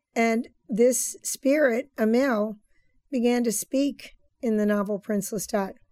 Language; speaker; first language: English; native; English